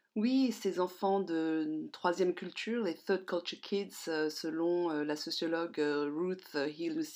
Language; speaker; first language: French; non-native, fluent; Vietnamese